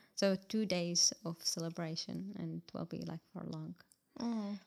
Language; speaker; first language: English; non-native, fluent; Arabic